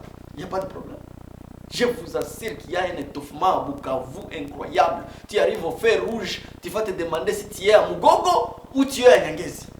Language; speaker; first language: French; non-native, local second language; Swahili